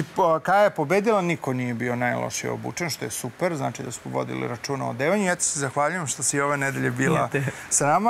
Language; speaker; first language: Serbian; native; Serbian